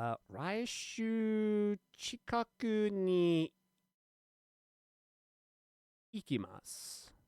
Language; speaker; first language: Japanese; non-native, learner; English